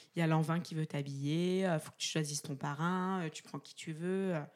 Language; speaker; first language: French; native; French